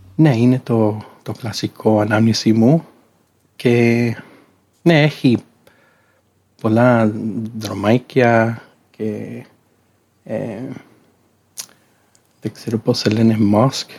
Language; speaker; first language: Greek; non-native, learner; English